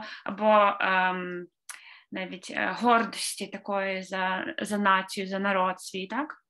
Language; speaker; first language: Ukrainian; native; Ukrainian